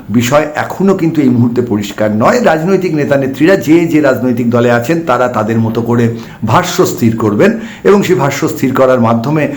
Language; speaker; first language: Bangla; native; Bangla